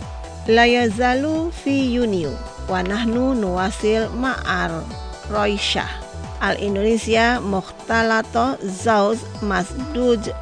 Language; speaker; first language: Arabic; non-native, fluent; Indonesian